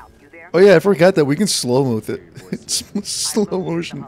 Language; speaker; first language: English; native; English